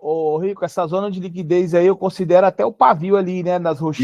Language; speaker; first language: Portuguese; native; Portuguese